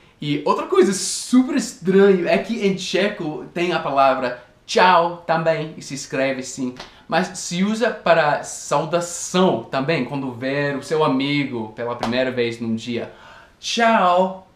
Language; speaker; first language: Portuguese; non-native, fluent; English